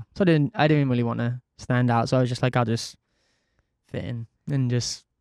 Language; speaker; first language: English; native; English